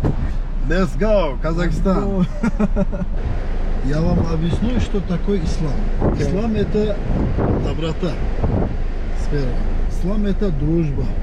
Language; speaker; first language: Russian; non-native, local second language; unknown